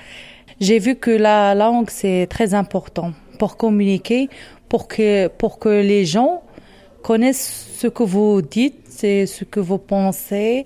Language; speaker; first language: French; non-native, learner; Arabic